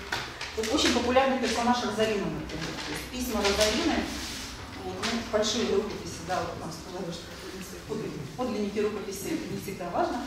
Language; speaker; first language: Russian; native; Russian